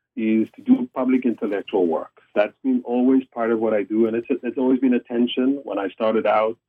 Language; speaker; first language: English; non-native, local second language; Afrikaans